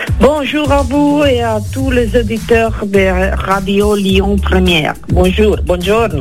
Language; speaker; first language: French; non-native, fluent; Italian